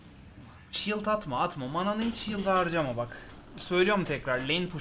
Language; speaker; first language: Turkish; native; Turkish